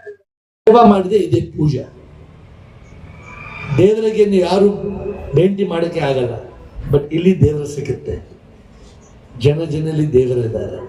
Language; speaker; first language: Kannada; non-native, local second language; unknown